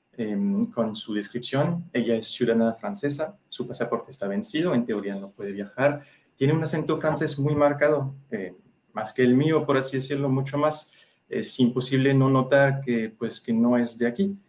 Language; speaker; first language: Spanish; non-native, fluent; French